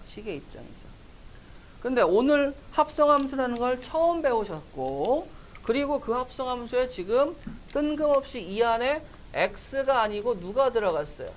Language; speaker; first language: Korean; native; Korean